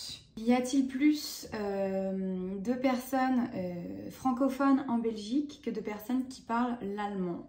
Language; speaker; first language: French; native; French